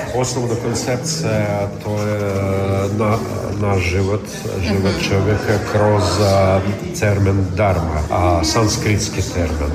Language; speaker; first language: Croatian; non-native, fluent; Russian